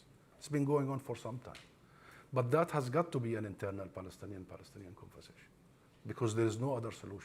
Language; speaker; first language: English; non-native, fluent; Arabic